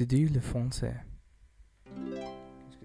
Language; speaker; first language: French; non-native, learner; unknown